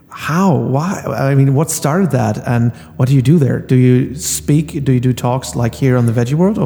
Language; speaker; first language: English; non-native, fluent; German